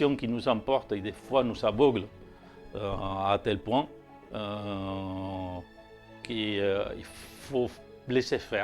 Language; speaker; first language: French; native; French